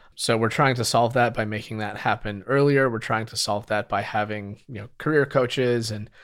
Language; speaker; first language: English; native; English